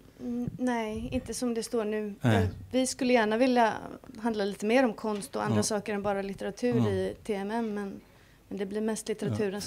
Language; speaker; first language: Swedish; non-native, fluent; Icelandic